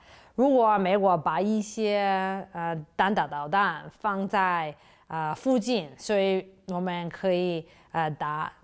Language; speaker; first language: Chinese; non-native, fluent; English